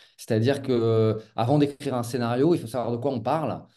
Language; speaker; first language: French; native; French